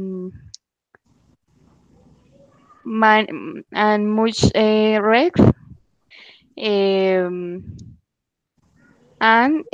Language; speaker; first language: English; non-native, learner; Spanish